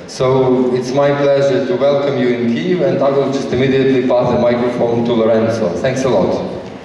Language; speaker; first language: English; non-native, fluent; Ukrainian